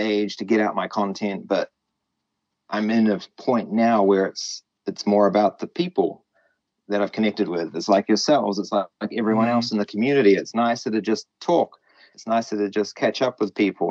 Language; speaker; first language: English; native; English